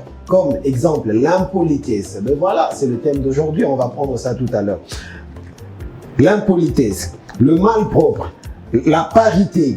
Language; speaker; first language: French; non-native, local second language; Lingala